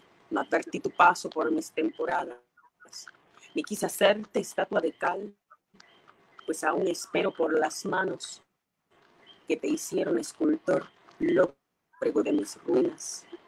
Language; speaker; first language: Spanish; native; Spanish